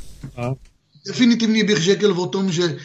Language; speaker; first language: Czech; non-native, fluent; Hebrew